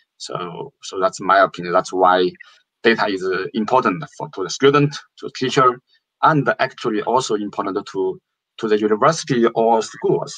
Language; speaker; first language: English; non-native, fluent; Chinese